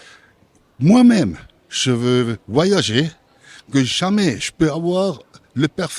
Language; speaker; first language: French; non-native, local second language; German